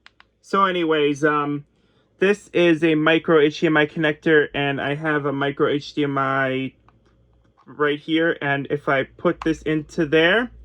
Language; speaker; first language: English; native; English